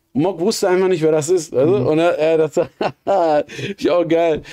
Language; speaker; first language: German; native; German